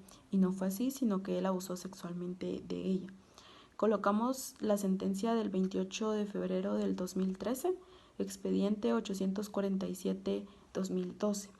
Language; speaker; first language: Spanish; native; Spanish